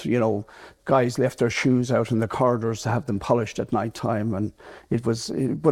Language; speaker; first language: English; native; English